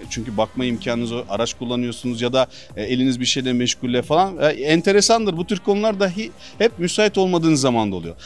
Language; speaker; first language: Turkish; native; Turkish